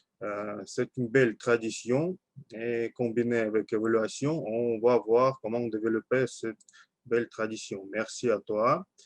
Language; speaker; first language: French; non-native, learner; Russian